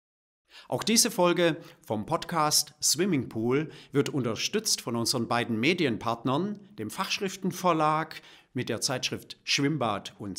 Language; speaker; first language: German; native; German